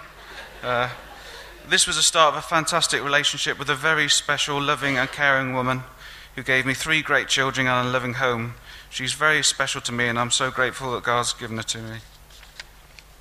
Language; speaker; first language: English; native; English